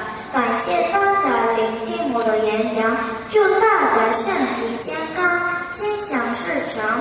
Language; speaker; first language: Chinese; non-native, learner; Korean